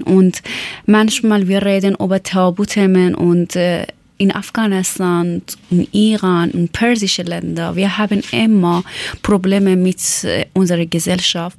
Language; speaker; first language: German; non-native, learner; Persian